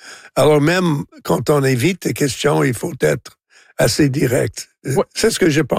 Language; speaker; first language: French; non-native, local second language; English